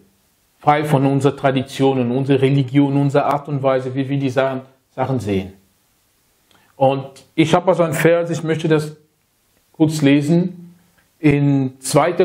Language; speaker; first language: German; non-native, fluent; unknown